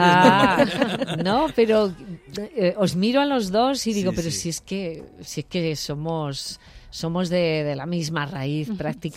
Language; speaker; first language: Spanish; native; Spanish